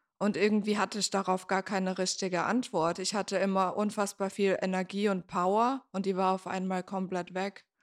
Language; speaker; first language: German; native; German